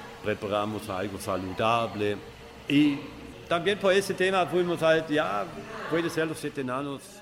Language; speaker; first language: Spanish; non-native, learner; German